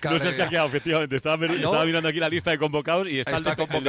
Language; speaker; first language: Spanish; native; Spanish